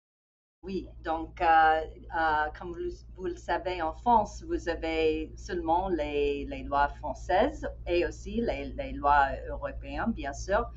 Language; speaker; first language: French; non-native, fluent; English